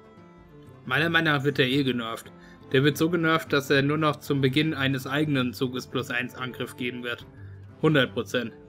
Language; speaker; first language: German; native; German